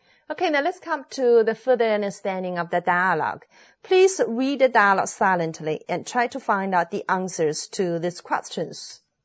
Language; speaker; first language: English; non-native, fluent; Chinese